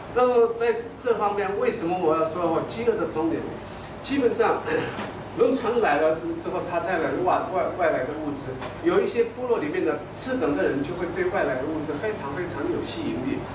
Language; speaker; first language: Chinese; non-native, local second language; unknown